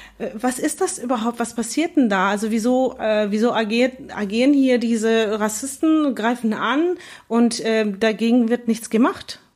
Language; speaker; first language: German; early bilingual, other home language; Kurdish